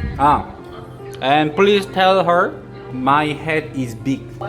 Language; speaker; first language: English; non-native, learner; Korean